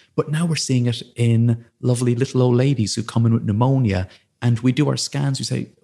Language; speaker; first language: English; native; English